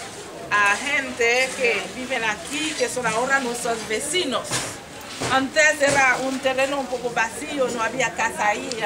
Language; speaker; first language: Spanish; non-native, fluent; Haitian Creole